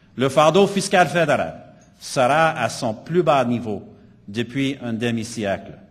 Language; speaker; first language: French; non-native, local second language; English